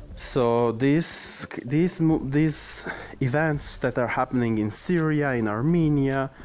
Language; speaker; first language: English; non-native, fluent; Armenian